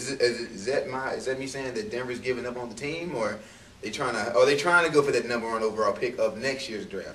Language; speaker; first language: English; native; English